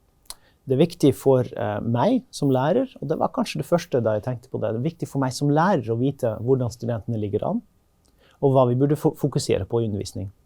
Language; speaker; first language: Norwegian; non-native, fluent; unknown